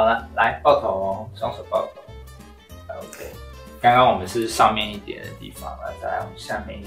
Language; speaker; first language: Chinese; native; Chinese